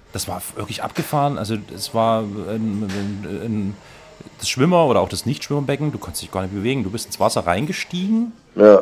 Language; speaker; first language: German; native; German